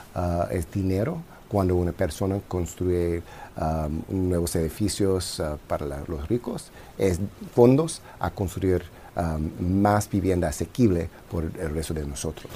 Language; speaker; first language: Spanish; non-native, fluent; English